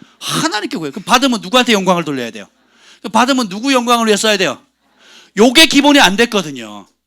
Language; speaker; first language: Korean; native; Korean